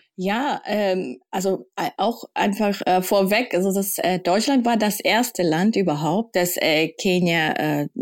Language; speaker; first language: German; non-native, fluent; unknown